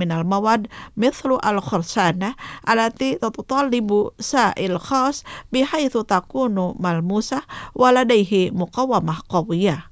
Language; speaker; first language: Arabic; non-native, fluent; Indonesian